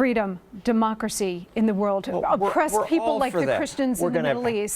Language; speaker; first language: English; native; English